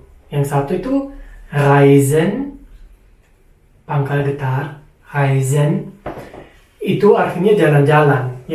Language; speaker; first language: Indonesian; non-native, fluent; German